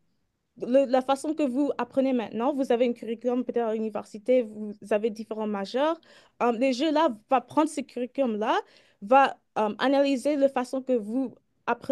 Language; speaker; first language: French; early bilingual, heritage; French